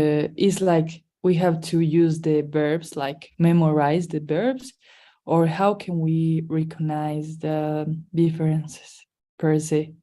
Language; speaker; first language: English; non-native, learner; Spanish